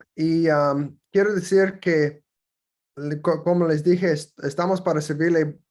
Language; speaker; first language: Spanish; non-native, fluent; English